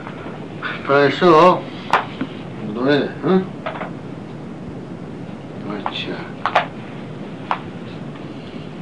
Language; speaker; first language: Russian; non-native, learner; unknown